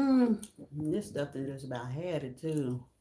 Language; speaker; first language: English; native; English